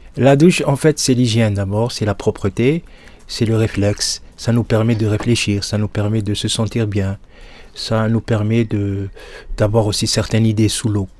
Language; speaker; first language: French; non-native, local second language; Arabic